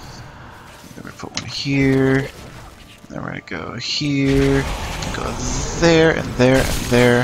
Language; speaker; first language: English; native; English